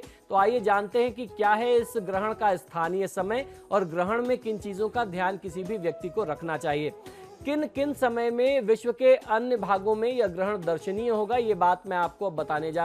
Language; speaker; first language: Hindi; native; Hindi